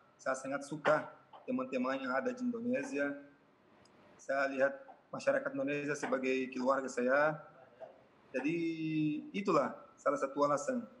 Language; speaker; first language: Indonesian; non-native, fluent; Portuguese